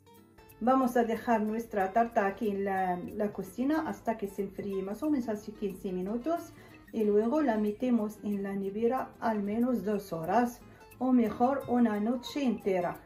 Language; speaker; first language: Spanish; non-native, fluent; Arabic